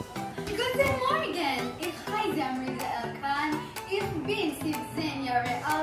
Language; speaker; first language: German; non-native, learner; Filipino